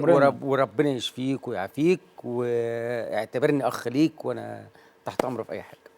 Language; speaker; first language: Arabic; native; Arabic